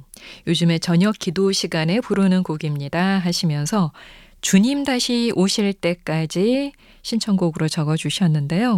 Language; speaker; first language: Korean; native; Korean